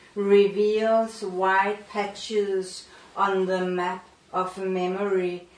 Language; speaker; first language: English; non-native, fluent; Danish